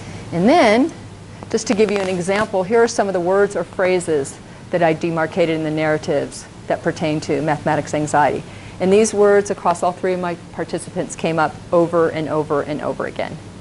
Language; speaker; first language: English; native; English